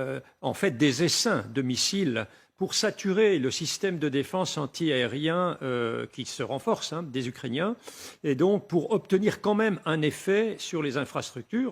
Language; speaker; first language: French; native; French